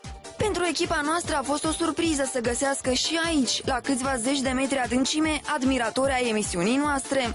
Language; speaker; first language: Romanian; native; Romanian